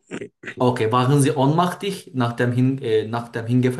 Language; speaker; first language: German; non-native, learner; Turkish